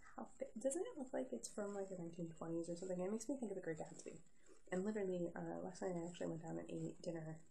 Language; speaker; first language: English; native; English